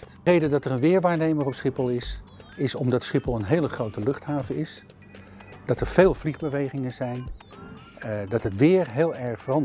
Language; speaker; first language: Dutch; native; Dutch